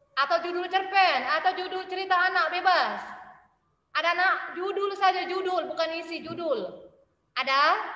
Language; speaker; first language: Indonesian; native; Indonesian